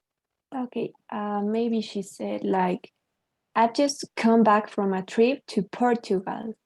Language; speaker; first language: English; non-native, learner; Spanish